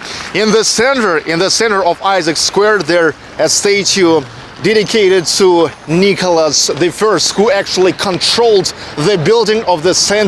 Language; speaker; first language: English; non-native, fluent; Russian